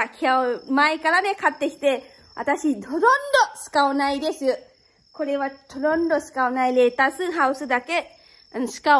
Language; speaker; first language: Japanese; non-native, learner; Lao